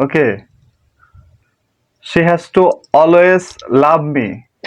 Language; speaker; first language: English; non-native, learner; Bangla